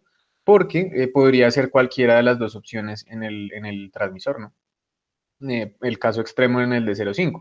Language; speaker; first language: Spanish; native; Spanish